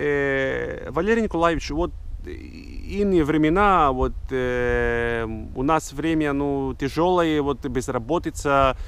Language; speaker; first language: Russian; non-native, fluent; Greek